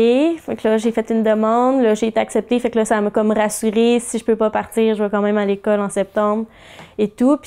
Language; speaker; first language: French; native; French